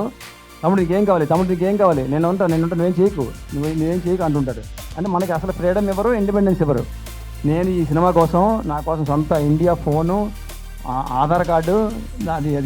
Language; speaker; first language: Telugu; native; Telugu